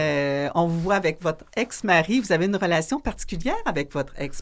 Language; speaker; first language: French; native; French